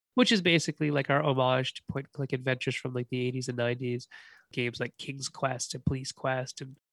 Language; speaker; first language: English; native; English